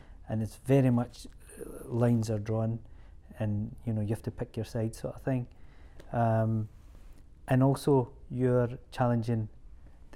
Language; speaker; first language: English; native; English